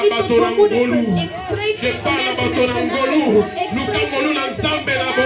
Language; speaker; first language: Dutch; non-native, learner; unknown